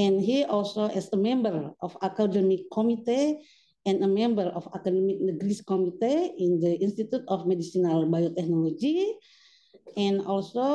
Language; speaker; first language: English; non-native, fluent; Indonesian